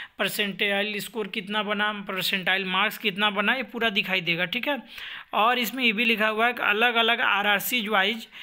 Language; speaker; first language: Hindi; native; Hindi